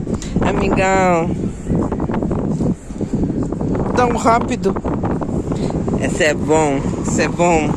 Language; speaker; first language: Portuguese; non-native, learner; Ukrainian